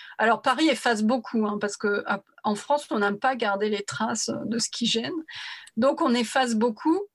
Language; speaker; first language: French; early bilingual, other home language; Arabic